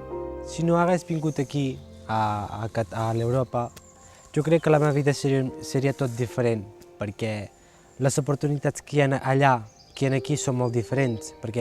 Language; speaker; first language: Catalan; early bilingual, other home language; Georgian